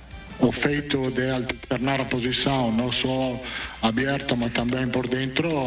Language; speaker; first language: Portuguese; non-native, fluent; Italian